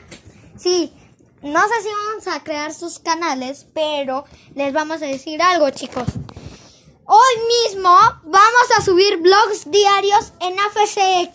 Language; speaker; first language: Spanish; native; Spanish